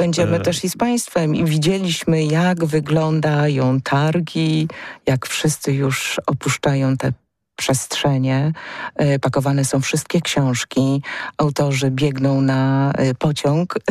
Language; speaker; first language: Polish; native; Polish